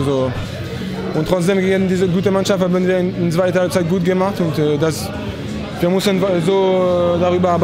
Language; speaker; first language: German; non-native, fluent; French